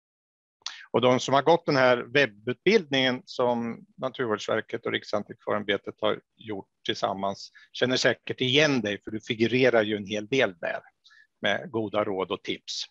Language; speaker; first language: Swedish; native; Swedish